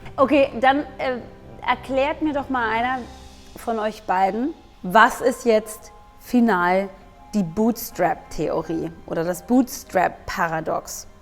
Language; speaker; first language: German; native; German